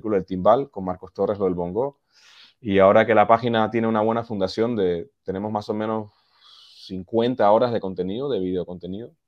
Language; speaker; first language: Spanish; early bilingual, heritage; Spanish